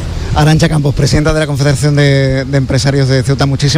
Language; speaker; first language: Spanish; native; Spanish